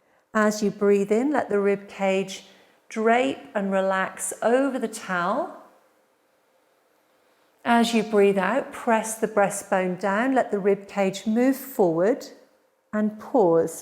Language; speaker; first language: English; native; English